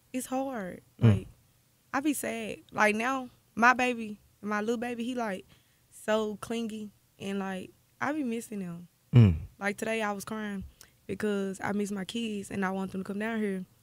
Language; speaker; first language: English; native; English